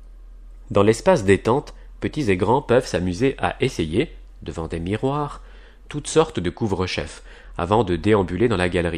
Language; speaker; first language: French; native; French